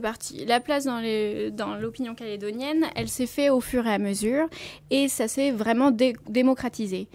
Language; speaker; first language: French; native; French